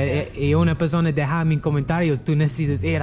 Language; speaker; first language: Spanish; non-native, learner; English